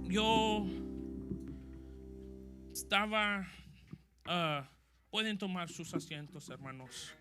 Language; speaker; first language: Spanish; early bilingual, heritage; Spanish